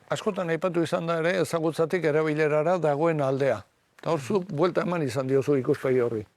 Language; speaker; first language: Basque; native; Basque